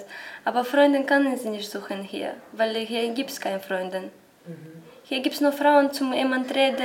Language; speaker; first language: German; non-native, learner; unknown